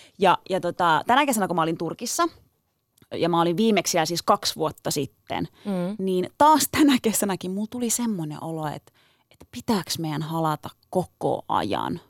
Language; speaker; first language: Finnish; early bilingual, other home language; Turkish